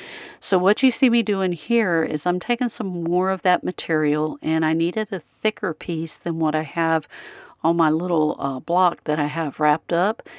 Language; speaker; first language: English; native; English